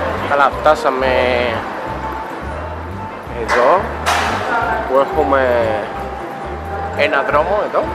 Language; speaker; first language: Greek; non-native, learner; Spanish